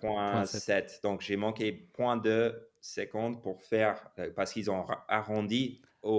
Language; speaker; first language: French; non-native, fluent; English